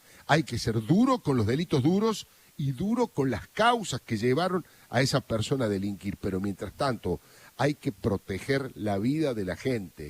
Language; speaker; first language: Spanish; native; Spanish